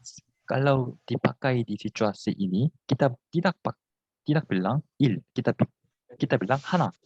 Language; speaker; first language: Indonesian; non-native, fluent; Korean